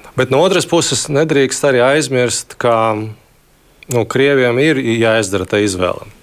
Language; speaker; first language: Latvian; non-native, local second language; Russian